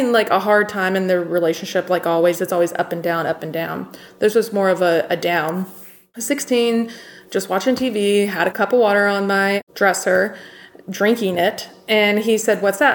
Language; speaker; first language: English; native; English